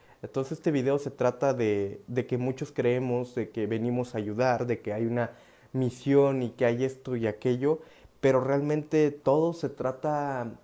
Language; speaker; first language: Spanish; native; Spanish